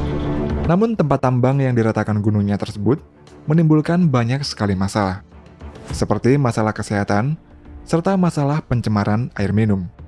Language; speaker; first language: Indonesian; native; Indonesian